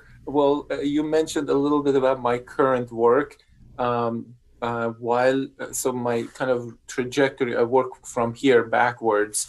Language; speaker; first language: English; non-native, fluent; Persian